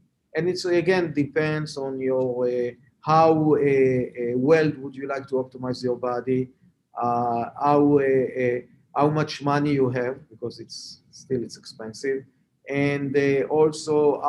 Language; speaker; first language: English; non-native, fluent; Hebrew